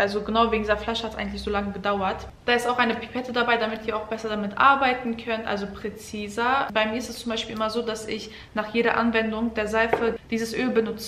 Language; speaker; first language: German; early bilingual, other home language; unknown